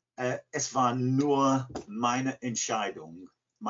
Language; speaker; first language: German; non-native, fluent; English